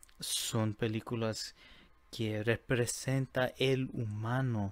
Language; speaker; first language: Spanish; early bilingual, heritage; Spanish